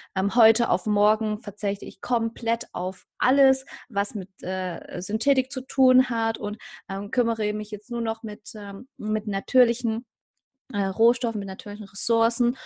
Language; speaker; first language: German; native; German